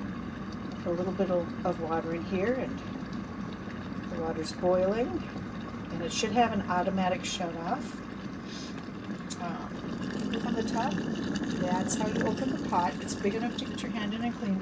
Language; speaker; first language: English; native; English